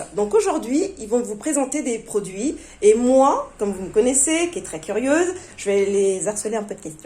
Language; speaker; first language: French; native; French